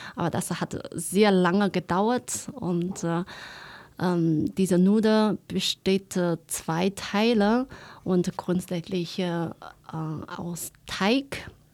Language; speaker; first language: German; non-native, fluent; Chinese